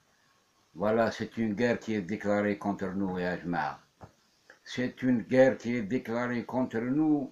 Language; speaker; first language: French; non-native, local second language; Kabyle